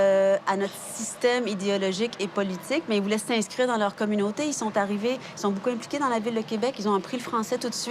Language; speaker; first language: French; native; French